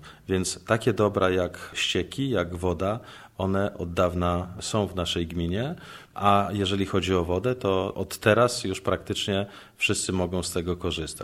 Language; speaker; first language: Polish; native; Polish